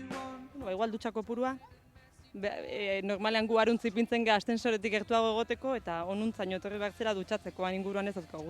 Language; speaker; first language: Basque; native; Basque